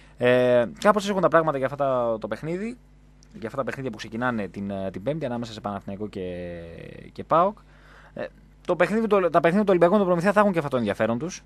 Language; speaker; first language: Greek; native; Greek